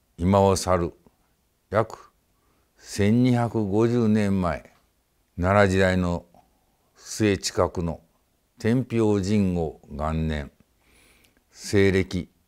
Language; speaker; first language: Japanese; native; Japanese